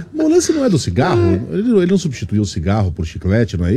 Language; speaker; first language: Portuguese; native; Portuguese